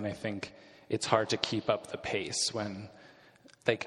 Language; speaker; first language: English; native; English